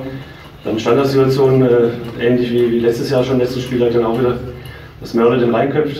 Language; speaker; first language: German; native; German